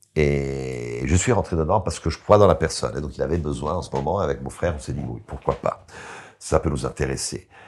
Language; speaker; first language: French; non-native, fluent; Italian